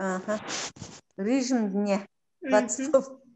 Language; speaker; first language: Russian; non-native, local second language; Kazakh